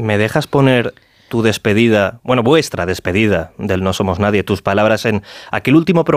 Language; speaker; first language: Spanish; native; Spanish